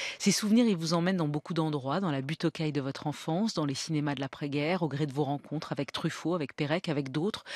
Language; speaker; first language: French; native; French